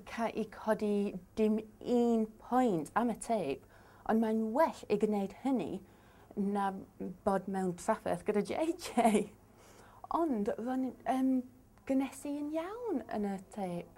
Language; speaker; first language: Welsh; non-native, learner; English